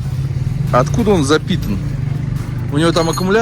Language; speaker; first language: Russian; native; Russian